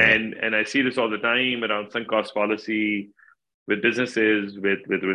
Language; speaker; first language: English; non-native, local second language; Urdu